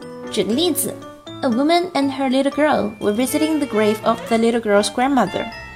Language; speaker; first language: English; non-native, fluent; Chinese